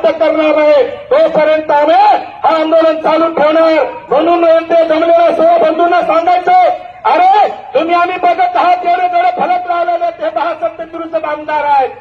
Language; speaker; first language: Marathi; non-native, local second language; Lambadi